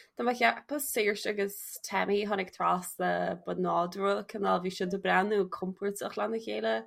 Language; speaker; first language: Irish; native; Irish